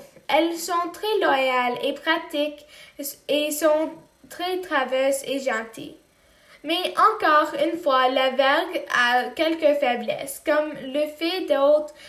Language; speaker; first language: French; non-native, learner; English